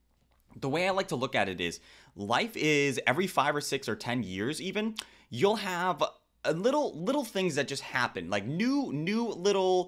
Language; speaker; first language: English; native; English